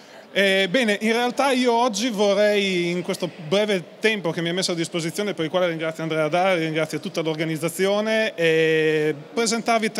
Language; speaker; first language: Italian; native; Italian